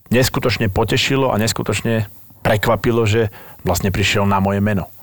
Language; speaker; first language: Slovak; native; Slovak